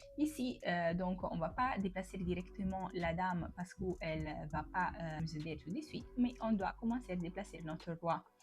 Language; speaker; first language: French; non-native, fluent; Italian